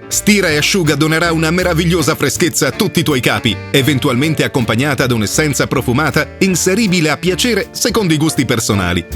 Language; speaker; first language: Italian; native; Italian